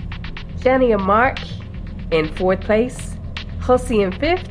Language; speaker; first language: English; native; English